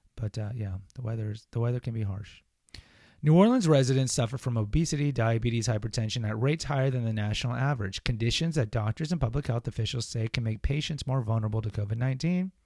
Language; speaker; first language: English; native; English